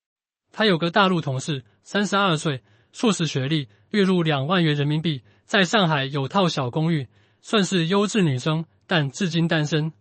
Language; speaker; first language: Chinese; native; Chinese